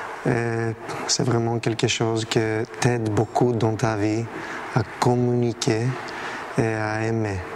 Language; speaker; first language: French; non-native, fluent; Greek